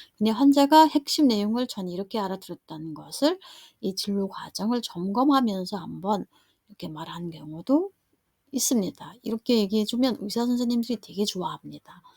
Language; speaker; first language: Korean; non-native, fluent; Mongolian